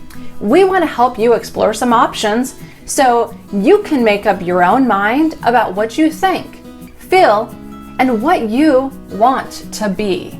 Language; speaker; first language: English; native; English